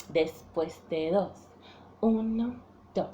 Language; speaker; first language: Spanish; non-native, fluent; English